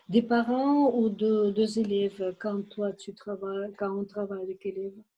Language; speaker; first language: French; non-native, learner; Ukrainian